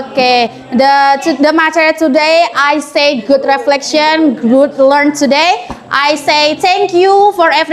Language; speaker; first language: English; non-native, learner; Indonesian